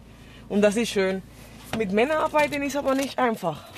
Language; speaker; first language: German; non-native, fluent; Spanish